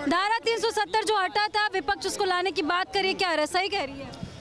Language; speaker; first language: Hindi; native; Hindi